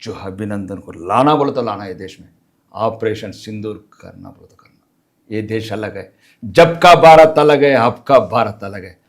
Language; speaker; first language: Hindi; non-native, local second language; Telugu